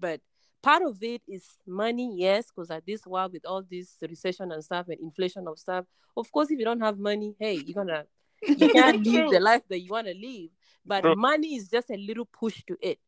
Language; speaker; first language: English; non-native, local second language; Luo (Kenya and Tanzania)